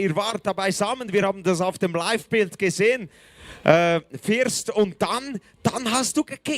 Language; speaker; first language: German; native; German